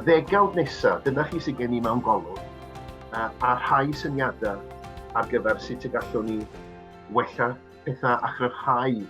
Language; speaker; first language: Welsh; native; Welsh